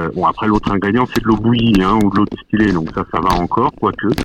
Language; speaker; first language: French; native; French